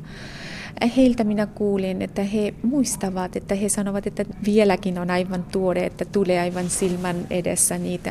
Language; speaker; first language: Finnish; non-native, fluent; Bangla